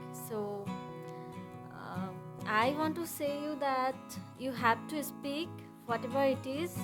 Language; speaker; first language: English; non-native, learner; Bangla